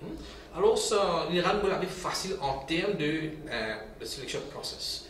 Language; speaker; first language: French; non-native, local second language; Morisyen